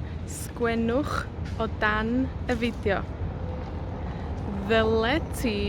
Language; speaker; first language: Welsh; non-native, fluent; Spanish